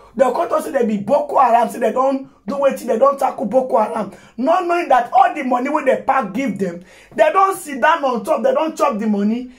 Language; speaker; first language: Nigerian Pidgin; non-native, local second language; Yoruba